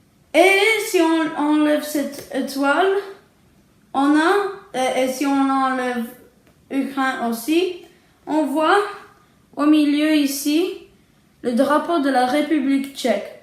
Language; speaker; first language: French; early bilingual, other home language; Czech